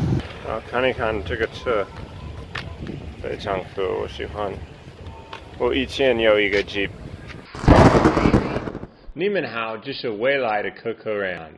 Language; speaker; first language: Chinese; non-native, learner; English